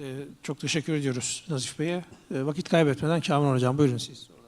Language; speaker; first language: Turkish; native; Turkish